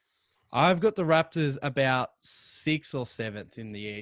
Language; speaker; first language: English; native; English